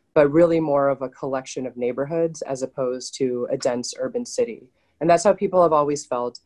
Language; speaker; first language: English; native; English